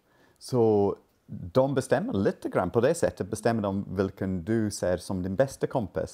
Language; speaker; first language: Swedish; non-native, fluent; English